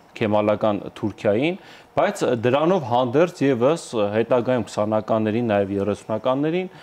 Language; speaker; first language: Armenian; native; Armenian